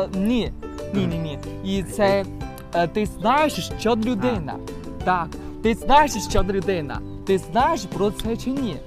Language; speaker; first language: Ukrainian; non-native, learner; Chinese